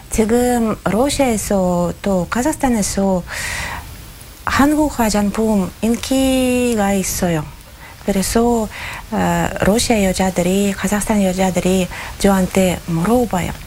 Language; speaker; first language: Korean; non-native, learner; Russian